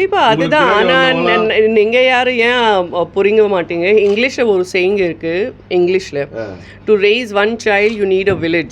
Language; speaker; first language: Tamil; non-native, fluent; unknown